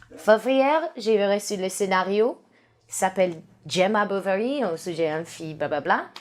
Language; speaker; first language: French; non-native, learner; English